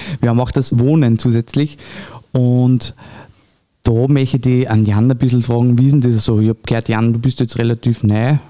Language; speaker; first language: German; native; German